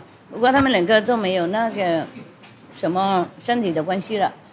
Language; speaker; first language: Chinese; non-native, fluent; Vietnamese